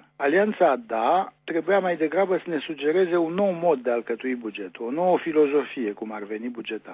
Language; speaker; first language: Romanian; native; Romanian